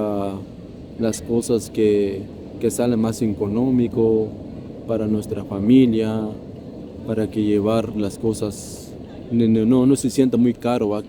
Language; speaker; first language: Spanish; non-native, local second language; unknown